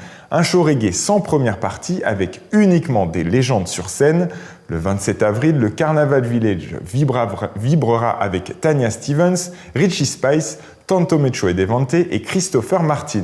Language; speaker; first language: French; native; French